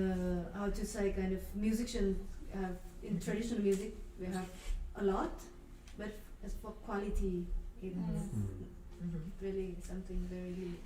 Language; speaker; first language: English; non-native, fluent; Vietnamese